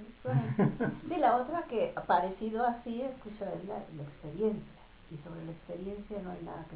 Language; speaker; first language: Spanish; native; Spanish